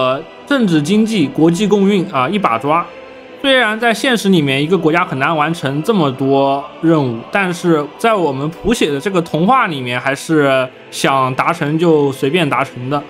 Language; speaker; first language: Chinese; native; Chinese